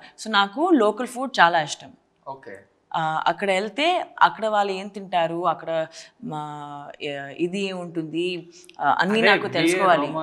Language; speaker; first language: Telugu; non-native, fluent; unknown